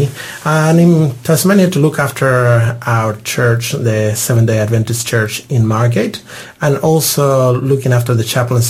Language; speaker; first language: English; non-native, fluent; Spanish